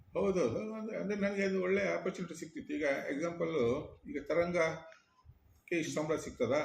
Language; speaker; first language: Kannada; non-native, local second language; Konkani